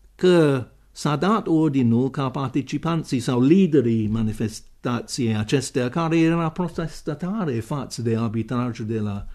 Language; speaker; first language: Romanian; non-native, fluent; English